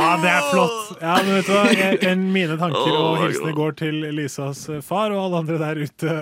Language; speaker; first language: Norwegian; native; Norwegian